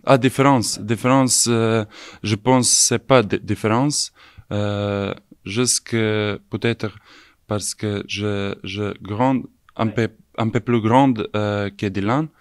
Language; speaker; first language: French; non-native, learner; Serbian